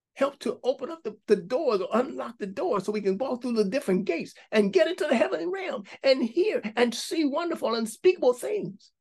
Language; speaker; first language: English; native; English